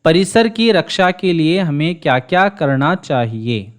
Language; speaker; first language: Hindi; non-native, local second language; Kannada